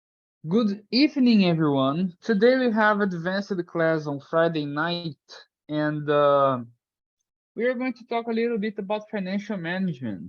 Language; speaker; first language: English; non-native, fluent; Portuguese